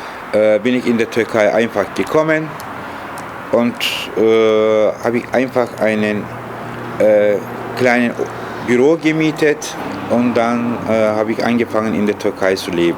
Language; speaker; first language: German; non-native, fluent; Turkish